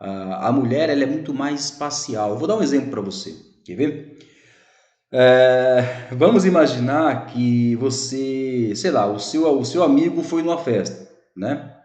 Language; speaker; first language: Portuguese; native; Portuguese